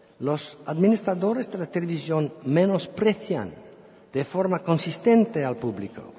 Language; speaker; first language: Spanish; non-native, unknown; English